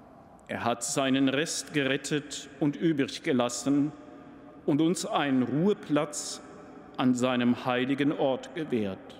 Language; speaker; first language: German; native; German